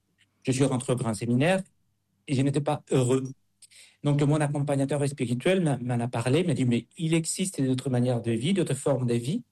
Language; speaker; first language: French; non-native, fluent; Spanish